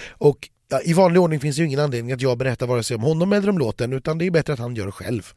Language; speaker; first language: Swedish; native; Swedish